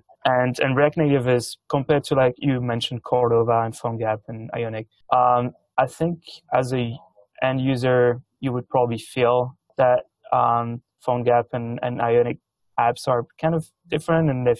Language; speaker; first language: English; non-native, fluent; French